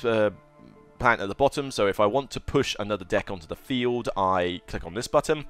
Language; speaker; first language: English; native; English